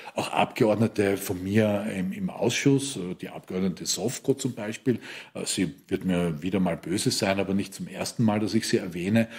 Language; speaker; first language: German; native; German